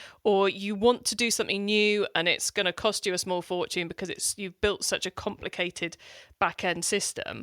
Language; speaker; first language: English; native; English